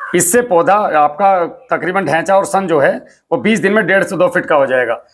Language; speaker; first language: Hindi; native; Hindi